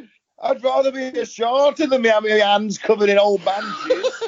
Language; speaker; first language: English; native; English